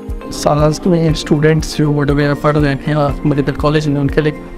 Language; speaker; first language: English; non-native, local second language; Hindi